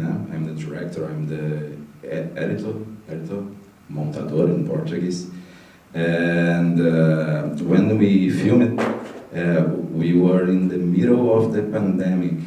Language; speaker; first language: English; non-native, learner; Portuguese